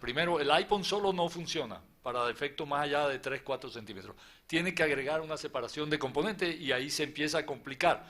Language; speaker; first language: Spanish; native; Spanish